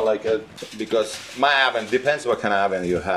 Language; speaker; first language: English; non-native, fluent; Italian